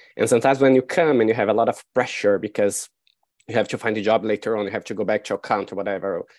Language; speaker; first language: English; non-native, fluent; Portuguese